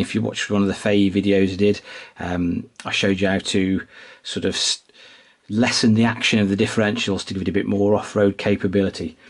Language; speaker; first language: English; native; English